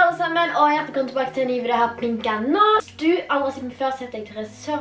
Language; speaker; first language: Norwegian; native; Norwegian